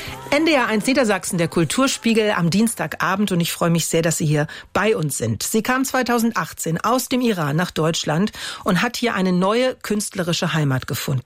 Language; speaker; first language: German; native; German